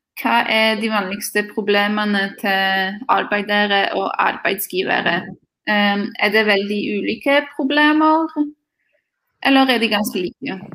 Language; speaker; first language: Norwegian; non-native, fluent; Polish